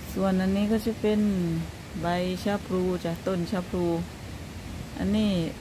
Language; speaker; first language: Thai; native; Thai